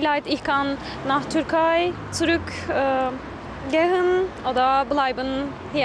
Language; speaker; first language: German; non-native, learner; Turkish